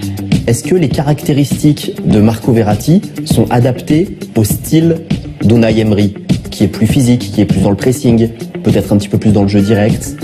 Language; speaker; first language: French; native; French